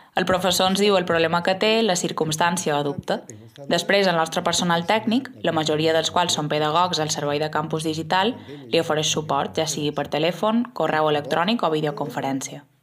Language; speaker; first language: Catalan; native; Catalan